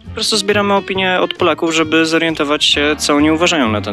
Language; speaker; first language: Polish; native; Polish